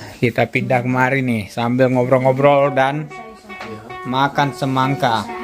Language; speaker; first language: Indonesian; native; Indonesian